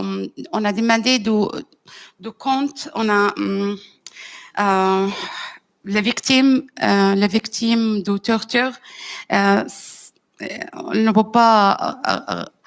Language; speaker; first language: French; non-native, learner; Arabic